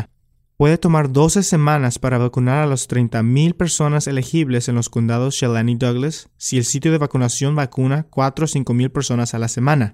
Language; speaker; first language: Spanish; native; Spanish